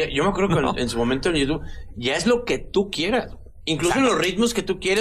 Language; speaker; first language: Spanish; native; Spanish